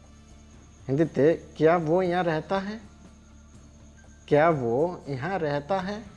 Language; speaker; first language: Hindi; non-native, local second language; Bangla